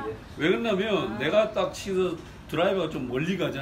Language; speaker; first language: Korean; native; Korean